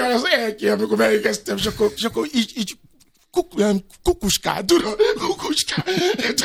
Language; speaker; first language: Hungarian; non-native, fluent; Yoruba